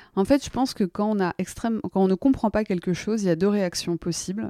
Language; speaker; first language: French; native; French